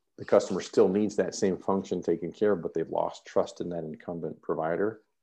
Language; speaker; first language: English; native; English